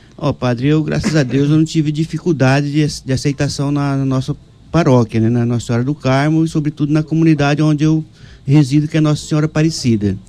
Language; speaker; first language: Portuguese; native; Portuguese